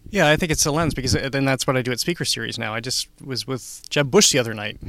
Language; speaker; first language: English; native; English